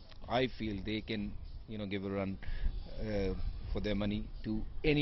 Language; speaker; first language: English; non-native, local second language; Punjabi